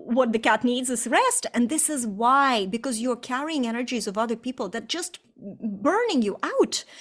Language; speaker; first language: English; non-native, fluent; Estonian